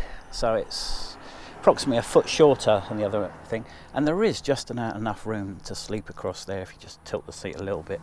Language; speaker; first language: English; native; English